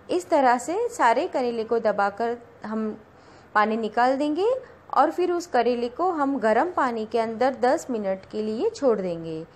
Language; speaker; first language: Hindi; non-native, local second language; Gujarati